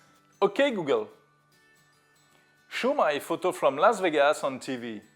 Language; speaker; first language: English; non-native, fluent; French